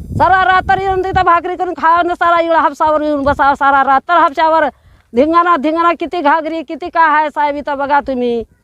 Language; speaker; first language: Marathi; non-native, local second language; Lambadi